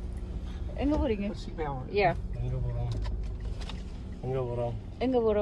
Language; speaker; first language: Tamil; native; Tamil